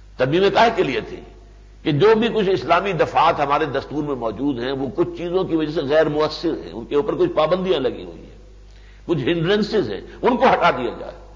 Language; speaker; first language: Urdu; native; Urdu